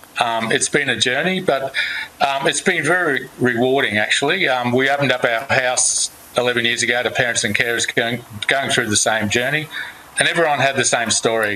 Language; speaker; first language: English; native; English